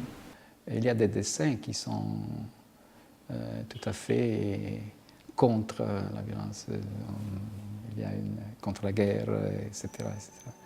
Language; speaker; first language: French; non-native, fluent; Italian